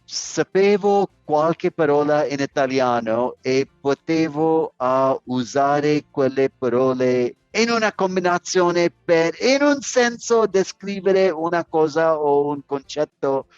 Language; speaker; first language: Italian; non-native, learner; English